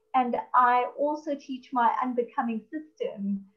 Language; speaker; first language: English; native; English